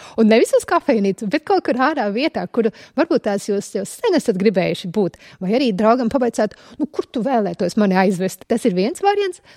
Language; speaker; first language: Latvian; native; Latvian